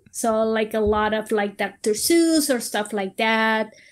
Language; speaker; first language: English; non-native, fluent; Spanish